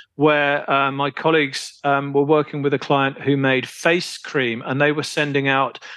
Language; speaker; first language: English; native; English